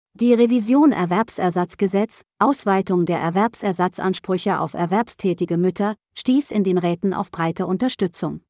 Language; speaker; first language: German; native; German